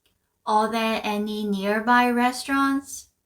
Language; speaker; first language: English; non-native, fluent; Korean